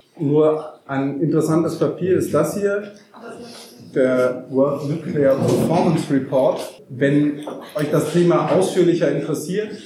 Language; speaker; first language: German; native; German